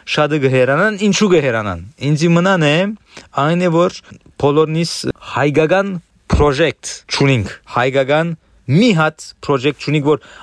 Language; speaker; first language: Armenian; early bilingual, heritage; Armenian